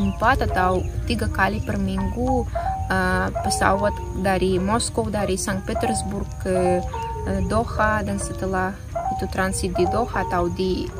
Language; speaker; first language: Indonesian; non-native, fluent; Russian